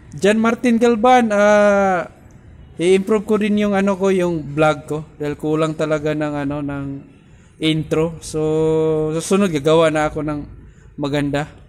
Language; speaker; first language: Filipino; non-native, local second language; Cebuano